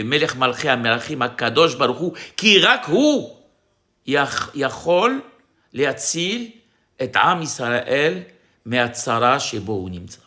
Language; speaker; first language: Hebrew; non-native, fluent; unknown